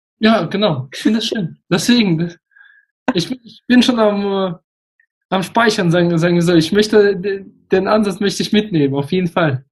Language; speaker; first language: German; early bilingual, other home language; Russian